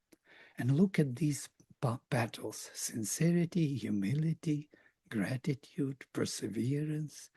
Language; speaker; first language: English; non-native, fluent; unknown